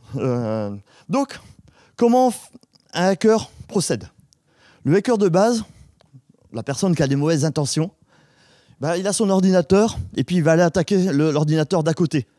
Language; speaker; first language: French; native; French